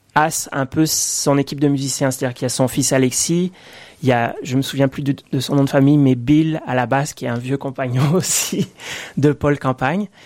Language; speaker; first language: French; native; French